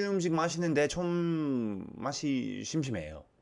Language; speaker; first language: Korean; non-native, learner; English